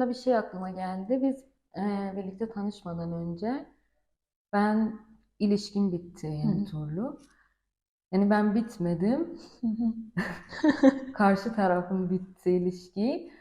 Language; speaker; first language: Turkish; non-native, learner; Persian